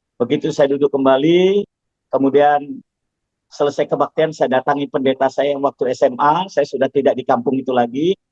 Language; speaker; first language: Indonesian; non-native, local second language; Javanese